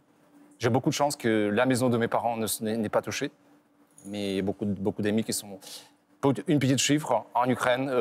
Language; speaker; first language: French; non-native, fluent; Ukrainian